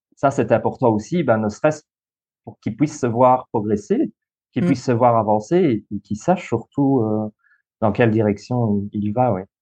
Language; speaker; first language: French; native; French